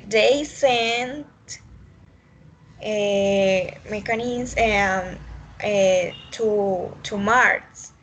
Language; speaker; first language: English; non-native, learner; Spanish